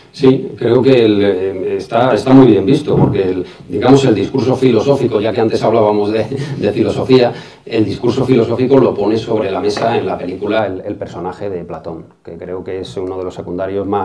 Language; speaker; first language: Spanish; native; Spanish